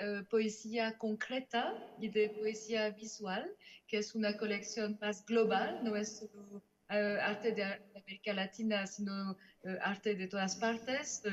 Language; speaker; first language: Spanish; non-native, fluent; French